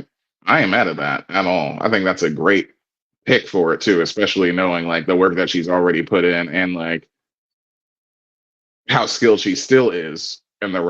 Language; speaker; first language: English; native; English